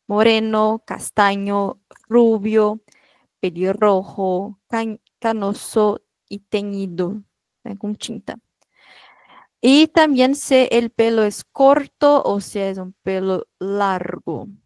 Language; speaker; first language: Spanish; non-native, fluent; Portuguese